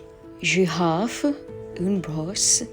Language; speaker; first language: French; non-native, learner; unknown